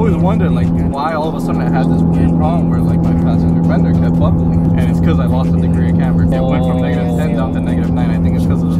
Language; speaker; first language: English; native; English